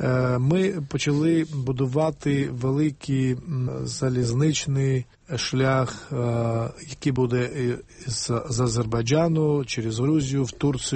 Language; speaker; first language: Ukrainian; non-native, fluent; Georgian